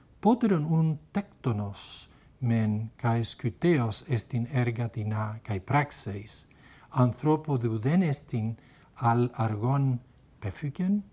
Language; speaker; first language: Greek; non-native, fluent; Spanish